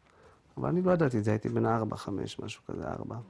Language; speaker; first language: Hebrew; native; Hebrew